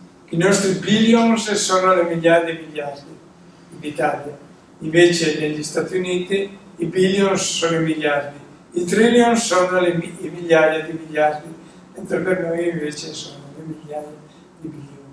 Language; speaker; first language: Italian; native; Italian